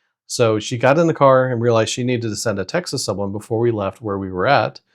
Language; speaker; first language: English; native; English